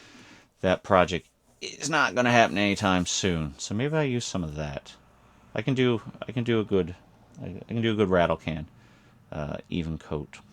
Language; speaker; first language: English; native; English